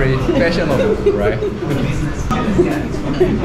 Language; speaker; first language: English; non-native, learner; Korean